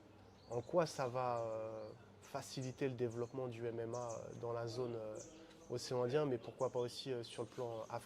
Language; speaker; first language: French; native; French